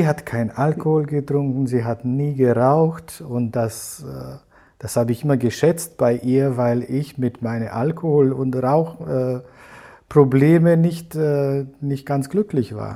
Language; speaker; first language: German; non-native, fluent; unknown